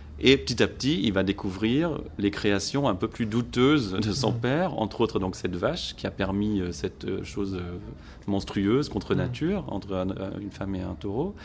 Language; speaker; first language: French; non-native, local second language; Luxembourgish